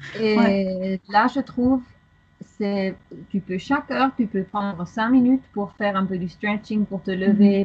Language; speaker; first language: French; non-native, fluent; German